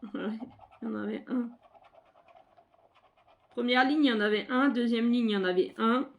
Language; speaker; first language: French; native; French